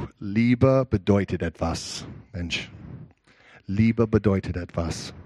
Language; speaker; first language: German; non-native, learner; English